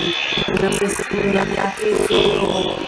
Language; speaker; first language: Spanish; non-native, learner; Italian